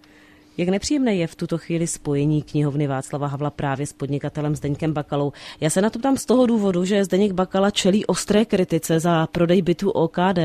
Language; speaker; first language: Czech; native; Czech